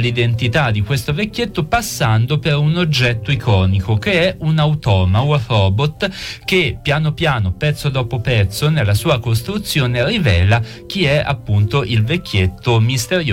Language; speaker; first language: Italian; native; Italian